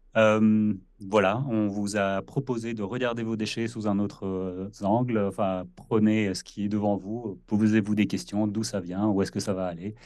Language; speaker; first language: French; native; French